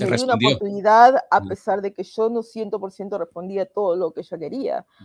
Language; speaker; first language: Spanish; native; Spanish